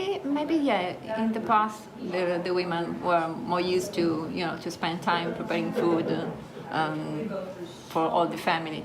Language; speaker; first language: English; non-native, fluent; Italian